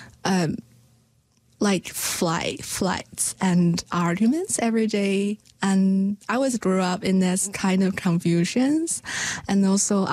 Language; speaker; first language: English; non-native, learner; Chinese